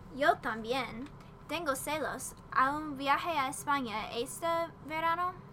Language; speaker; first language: Spanish; non-native, learner; English